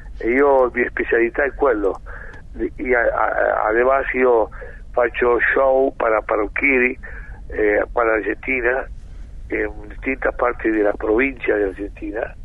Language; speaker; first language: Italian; early bilingual, heritage; Italian